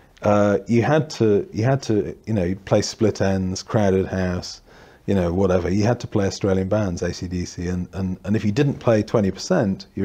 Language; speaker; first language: English; native; English